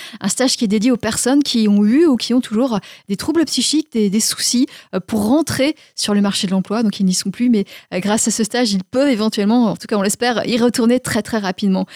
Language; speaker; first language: French; native; French